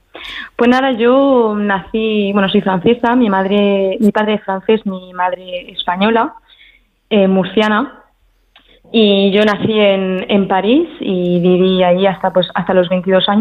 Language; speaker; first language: Spanish; early bilingual, heritage; Spanish